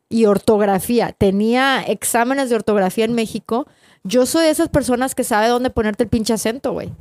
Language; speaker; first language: Spanish; native; Spanish